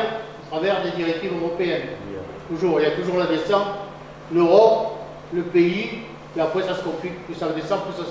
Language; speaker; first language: French; native; French